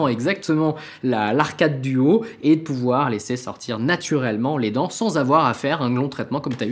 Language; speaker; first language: French; native; French